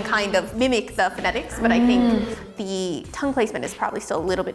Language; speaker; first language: English; native; English